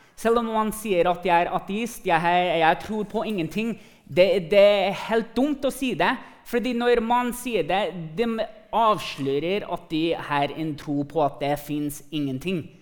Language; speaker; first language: Norwegian; early bilingual, other home language; English